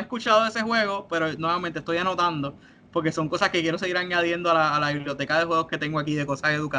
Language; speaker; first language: Spanish; native; Spanish